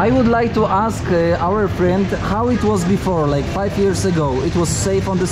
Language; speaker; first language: English; non-native, learner; Polish